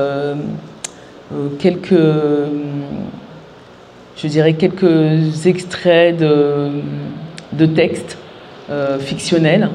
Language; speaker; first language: French; native; French